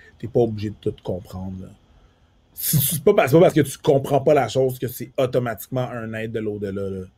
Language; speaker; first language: French; early bilingual, other home language; Haitian Creole